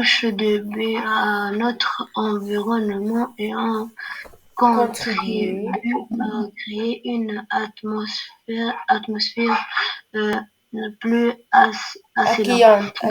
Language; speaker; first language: French; non-native, learner; Arabic